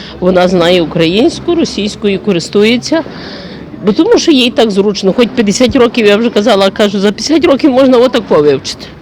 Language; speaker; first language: Ukrainian; native; Ukrainian